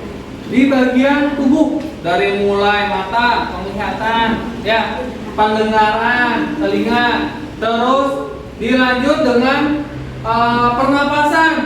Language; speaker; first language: Indonesian; non-native, local second language; Sundanese